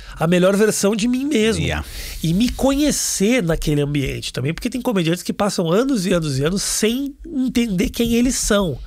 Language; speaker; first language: Portuguese; native; Portuguese